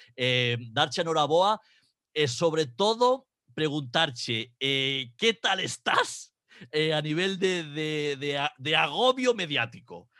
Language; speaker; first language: Galician; native; Galician